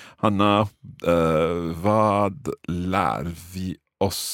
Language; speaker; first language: Swedish; non-native, learner; English